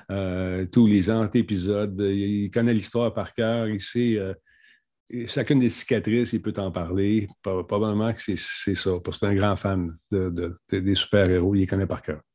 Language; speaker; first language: French; native; French